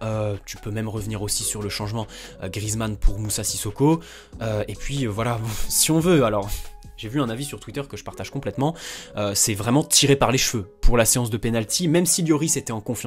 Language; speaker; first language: French; native; French